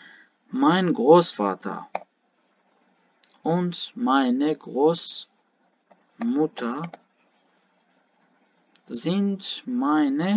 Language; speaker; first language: German; non-native, learner; Baluchi